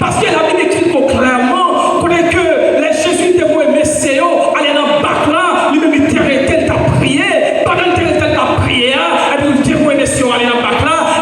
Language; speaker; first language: French; non-native, local second language; Haitian Creole